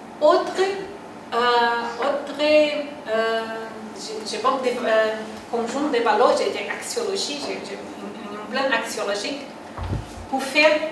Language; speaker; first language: French; non-native, learner; Portuguese